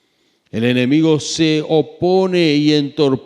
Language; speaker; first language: Spanish; native; Spanish